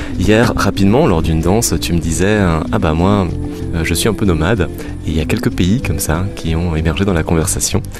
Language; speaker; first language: French; native; French